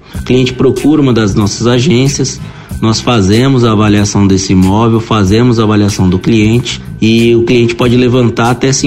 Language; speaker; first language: Portuguese; native; Portuguese